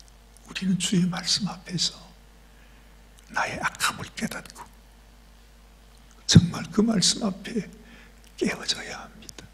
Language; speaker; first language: Korean; native; Korean